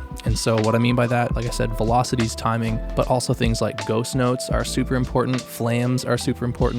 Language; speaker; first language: English; native; English